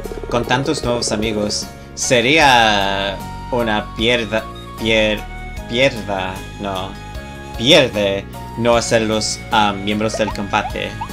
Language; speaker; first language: Spanish; non-native, learner; English